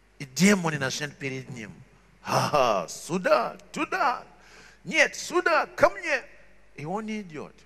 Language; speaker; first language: Russian; non-native, fluent; Shona